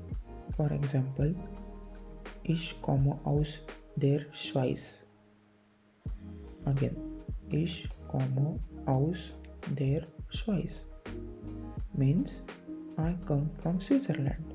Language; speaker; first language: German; non-native, fluent; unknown